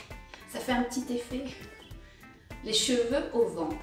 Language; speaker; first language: French; native; French